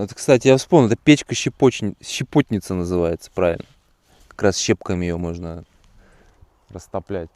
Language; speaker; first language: Russian; native; Russian